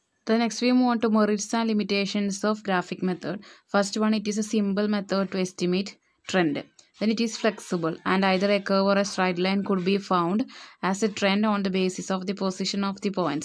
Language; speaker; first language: English; non-native, local second language; Malayalam